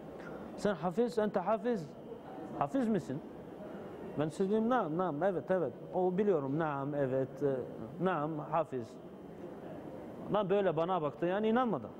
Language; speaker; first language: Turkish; non-native, fluent; Bulgarian